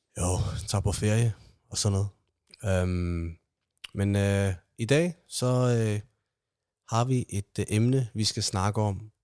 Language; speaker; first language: Danish; early bilingual, other home language; Somali